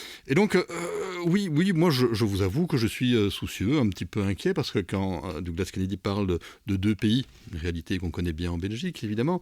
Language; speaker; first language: French; native; French